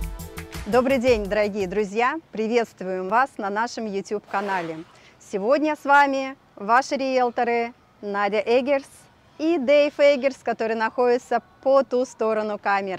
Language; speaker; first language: Russian; native; Russian